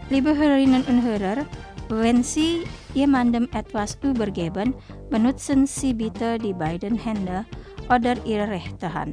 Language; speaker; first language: German; non-native, fluent; Indonesian